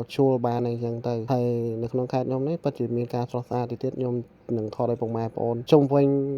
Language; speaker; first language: Khmer; native; Khmer